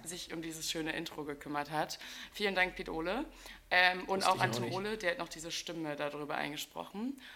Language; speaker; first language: German; native; German